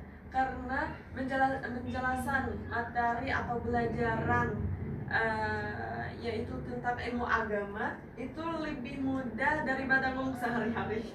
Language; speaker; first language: Indonesian; non-native, fluent; Arabic